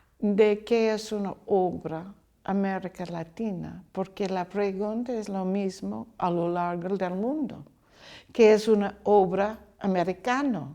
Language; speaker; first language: Spanish; non-native, learner; English